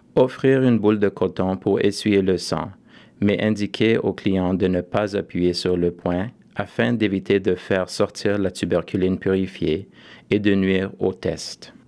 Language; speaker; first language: French; native; French